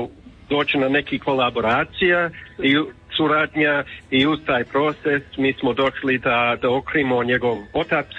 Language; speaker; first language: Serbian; early bilingual, heritage; English